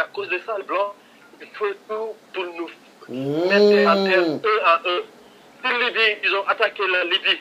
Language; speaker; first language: French; non-native, local second language; Wolof